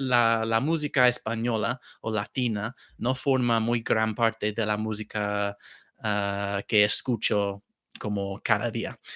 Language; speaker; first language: Spanish; non-native, fluent; English